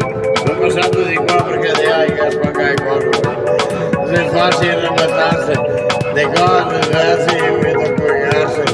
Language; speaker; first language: Italian; non-native, local second language; Venetian